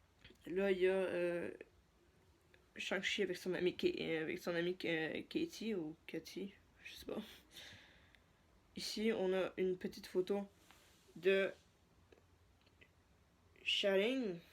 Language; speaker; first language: French; native; French